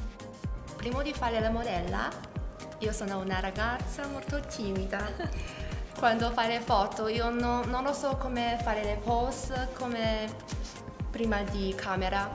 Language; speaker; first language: Italian; non-native, learner; Chinese